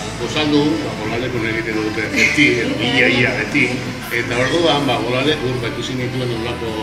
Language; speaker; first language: Basque; native; Basque